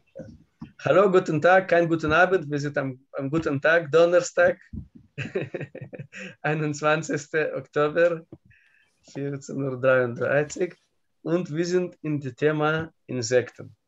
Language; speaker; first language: German; non-native, learner; Russian